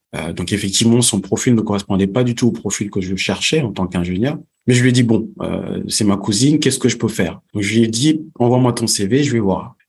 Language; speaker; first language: French; early bilingual, other home language; Fula